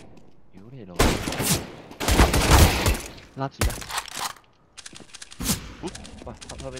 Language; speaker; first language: Cantonese; native; Cantonese